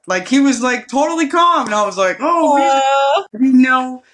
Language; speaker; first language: English; early bilingual, other home language; Malay